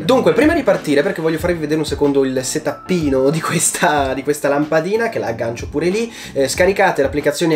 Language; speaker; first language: Italian; native; Italian